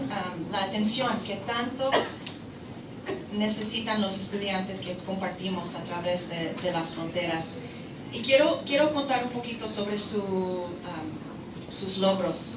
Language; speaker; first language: Spanish; non-native, fluent; English